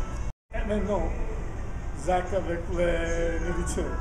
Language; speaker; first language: French; non-native, learner; English